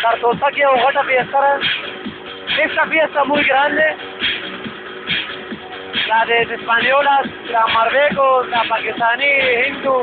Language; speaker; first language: Spanish; non-native, learner; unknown